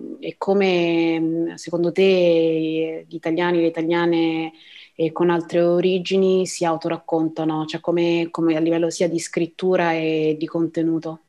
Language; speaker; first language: Italian; native; Italian